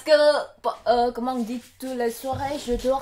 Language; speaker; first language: French; non-native, learner; Khmer